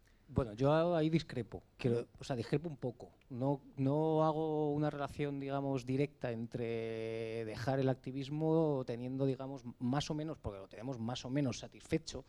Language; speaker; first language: Spanish; native; Spanish